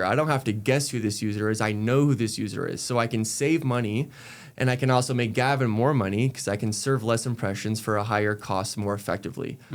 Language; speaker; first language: English; native; English